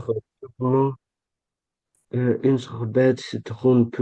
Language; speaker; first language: French; non-native, learner; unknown